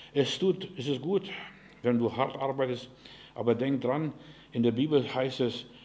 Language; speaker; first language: German; non-native, fluent; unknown